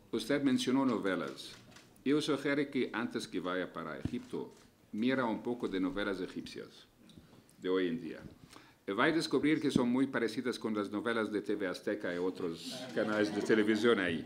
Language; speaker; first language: Spanish; non-native, fluent; Arabic